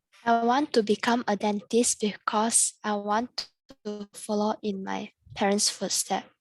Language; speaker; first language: English; non-native, learner; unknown